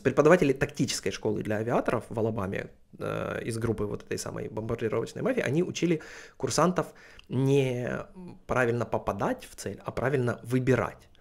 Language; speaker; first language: Russian; native; Russian